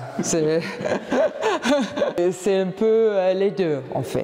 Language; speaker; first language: French; non-native, fluent; English